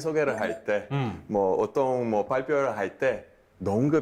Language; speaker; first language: Korean; non-native, fluent; Portuguese